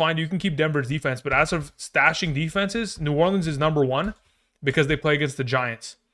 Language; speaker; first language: English; native; English